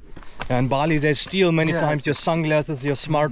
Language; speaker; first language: English; non-native, fluent; German